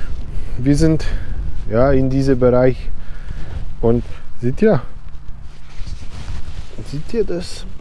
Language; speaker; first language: German; non-native, learner; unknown